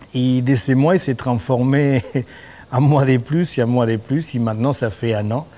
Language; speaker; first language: French; non-native, fluent; Spanish